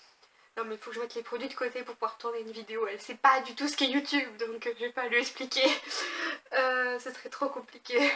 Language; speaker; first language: French; native; French